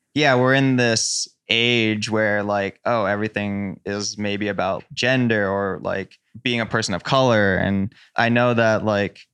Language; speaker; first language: English; early bilingual, other home language; Cantonese